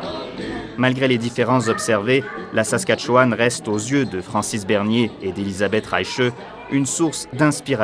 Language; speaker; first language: French; native; French